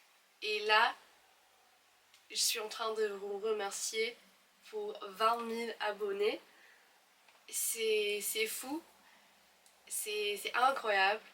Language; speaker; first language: French; non-native, fluent; English